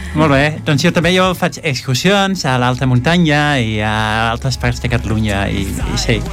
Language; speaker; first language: Catalan; non-native, fluent; Dutch